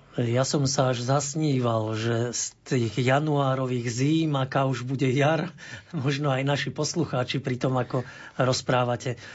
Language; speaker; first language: Slovak; native; Slovak